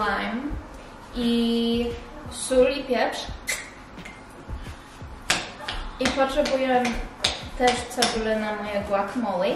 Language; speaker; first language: Polish; early bilingual, heritage; English